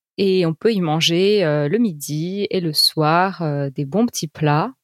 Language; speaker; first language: French; native; French